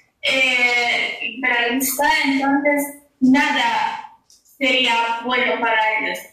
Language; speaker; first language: Spanish; non-native, learner; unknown